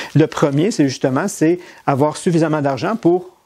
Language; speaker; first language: French; native; French